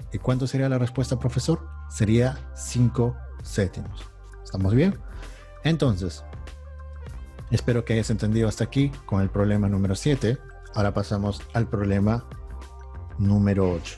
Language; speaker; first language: Spanish; native; Spanish